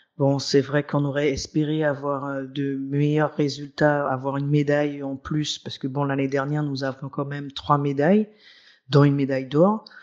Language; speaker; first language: French; native; French